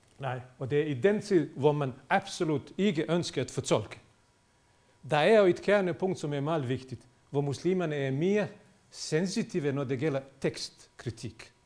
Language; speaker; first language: Danish; non-native, fluent; Bosnian